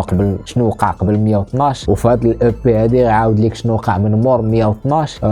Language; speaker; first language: Arabic; native; Arabic